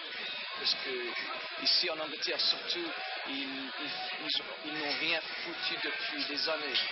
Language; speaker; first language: French; early bilingual, heritage; French